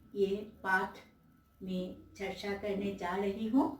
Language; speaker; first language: Hindi; non-native, local second language; Assamese